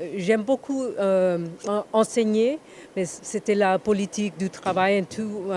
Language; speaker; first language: French; non-native, fluent; Spanish